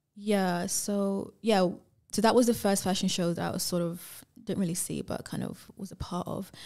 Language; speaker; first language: English; native; English